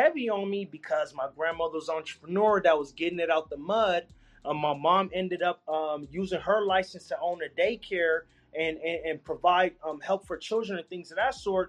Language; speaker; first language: English; native; English